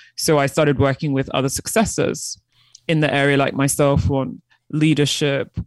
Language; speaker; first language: English; early bilingual, other home language; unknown